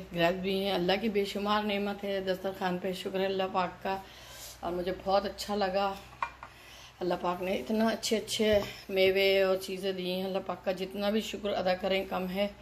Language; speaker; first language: Urdu; native; Urdu